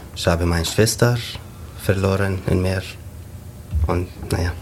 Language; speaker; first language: German; non-native, learner; Arabic